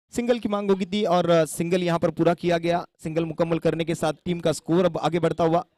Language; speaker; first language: Hindi; non-native, local second language; Marathi